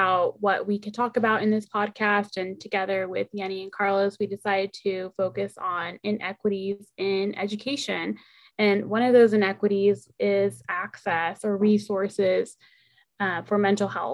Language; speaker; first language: English; early bilingual, other home language; Spanish